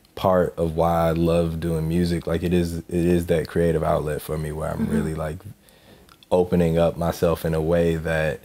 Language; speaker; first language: English; native; English